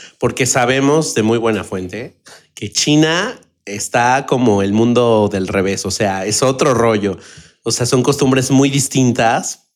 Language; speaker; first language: Spanish; native; Spanish